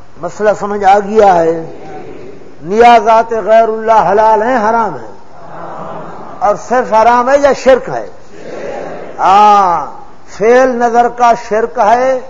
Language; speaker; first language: Urdu; non-native, local second language; Saraiki